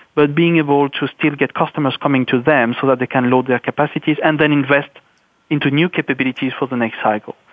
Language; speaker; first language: English; non-native, fluent; French